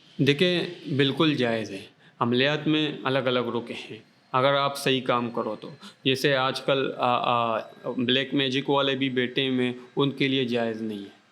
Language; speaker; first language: Urdu; non-native, local second language; Baluchi